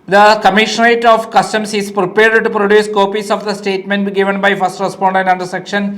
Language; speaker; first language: English; non-native, local second language; Malayalam